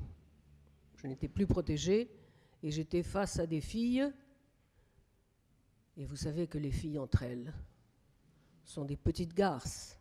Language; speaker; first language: French; native; French